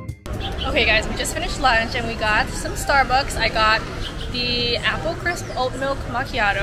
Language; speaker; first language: English; native; English